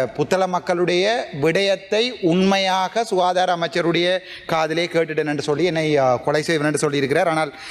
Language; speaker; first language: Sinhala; non-native, local second language; Tamil